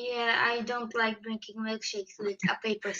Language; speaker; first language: English; non-native, fluent; Polish